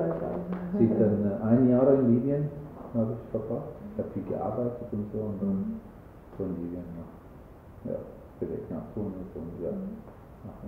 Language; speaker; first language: German; non-native, learner; Arabic